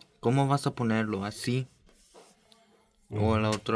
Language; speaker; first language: Spanish; early bilingual, heritage; Spanish